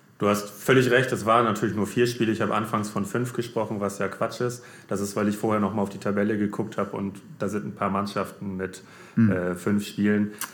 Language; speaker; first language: German; native; German